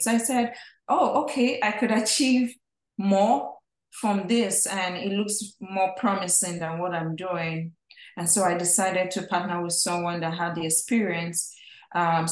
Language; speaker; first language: English; non-native, local second language; Igbo